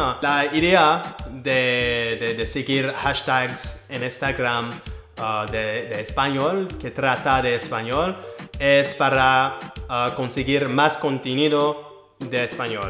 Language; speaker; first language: Spanish; non-native, learner; French